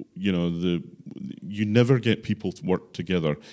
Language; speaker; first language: English; native; English